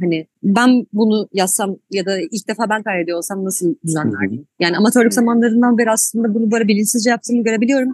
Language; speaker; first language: Turkish; native; Turkish